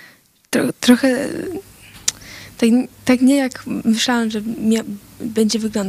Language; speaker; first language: Polish; early bilingual, heritage; Polish